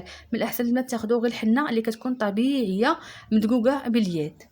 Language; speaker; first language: Arabic; native; Arabic